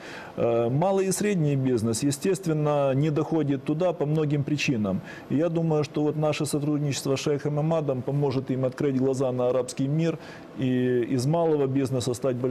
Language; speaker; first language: Russian; native; Russian